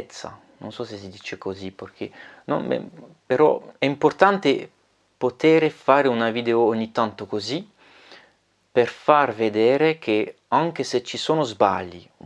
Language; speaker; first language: Italian; non-native, learner; French